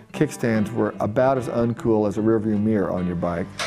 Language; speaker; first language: English; native; English